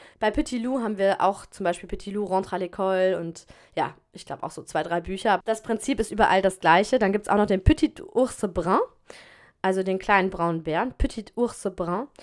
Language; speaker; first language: German; native; German